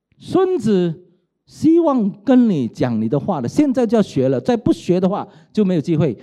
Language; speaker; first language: Chinese; non-native, local second language; Cantonese